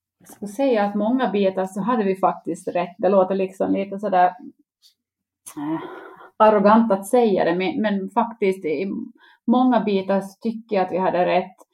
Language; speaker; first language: Swedish; native; Swedish